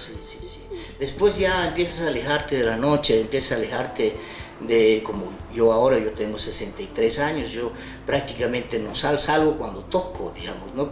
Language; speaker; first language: Spanish; native; Spanish